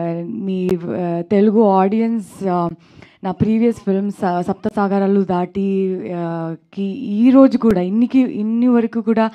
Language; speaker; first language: Telugu; non-native, learner; Kannada